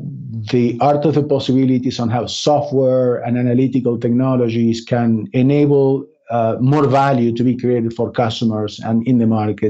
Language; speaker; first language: English; non-native, fluent; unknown